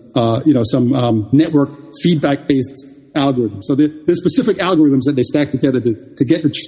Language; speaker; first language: English; early bilingual, other home language; Jamaican Creole English